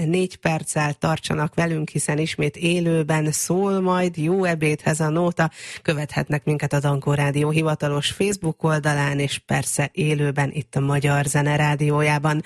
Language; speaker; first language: Hungarian; native; Hungarian